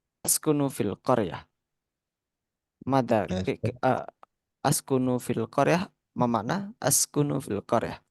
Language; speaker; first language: Arabic; non-native, fluent; Indonesian